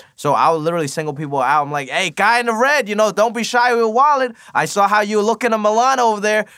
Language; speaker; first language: English; early bilingual, other home language; Cantonese